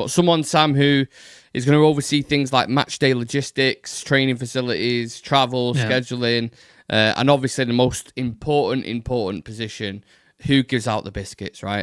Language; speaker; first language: English; native; English